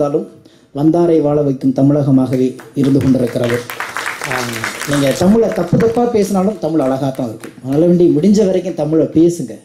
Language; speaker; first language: Tamil; native; Tamil